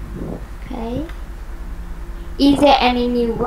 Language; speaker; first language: English; non-native, fluent; Vietnamese